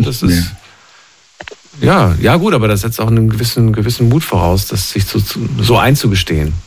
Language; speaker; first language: German; native; German